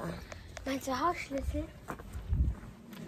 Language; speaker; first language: German; early bilingual, other home language; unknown